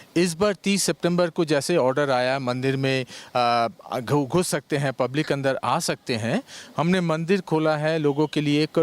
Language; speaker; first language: Hindi; non-native, local second language; Bangla